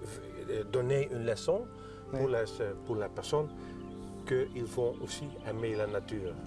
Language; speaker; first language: French; non-native, learner; Dutch